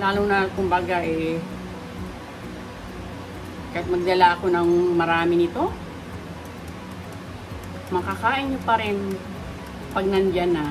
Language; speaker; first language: Filipino; native; Filipino